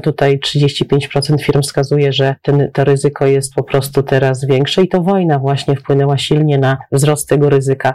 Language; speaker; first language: Polish; native; Polish